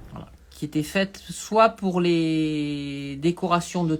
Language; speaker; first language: French; native; French